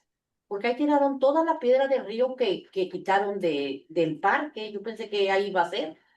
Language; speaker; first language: Spanish; native; Spanish